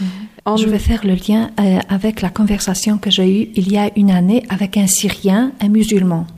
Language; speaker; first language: French; non-native, fluent; Polish